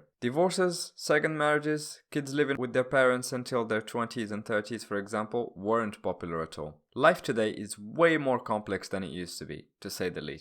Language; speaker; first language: English; non-native, fluent; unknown